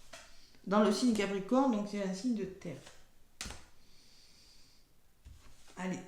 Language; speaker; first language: French; native; French